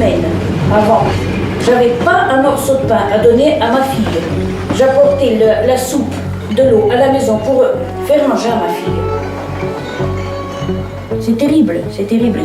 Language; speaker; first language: French; early bilingual, heritage; Russian